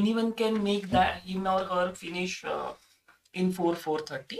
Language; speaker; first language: English; non-native, local second language; Marathi